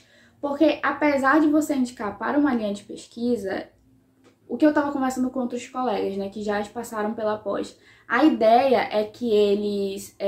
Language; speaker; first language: Portuguese; native; Portuguese